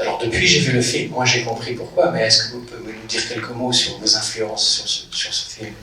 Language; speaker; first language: French; native; French